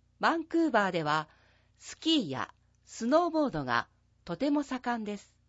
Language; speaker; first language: Japanese; non-native, fluent; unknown